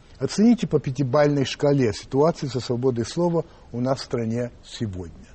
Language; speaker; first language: Russian; early bilingual, other home language; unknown